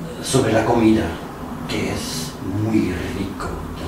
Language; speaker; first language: Spanish; non-native, learner; Dutch